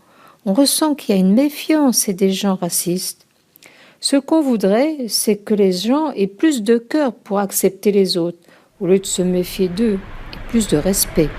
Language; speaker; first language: French; non-native, learner; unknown